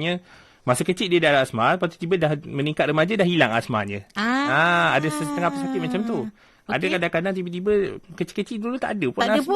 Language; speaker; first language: Malay; native; Malay